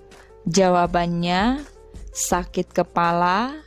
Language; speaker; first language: Indonesian; native; Indonesian